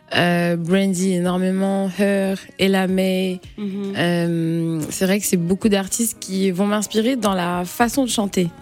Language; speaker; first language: French; native; French